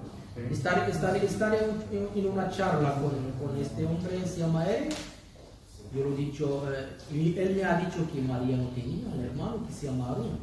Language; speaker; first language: Spanish; non-native, learner; Arabic